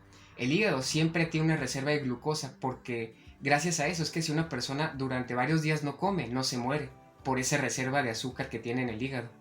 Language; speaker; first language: Spanish; native; Spanish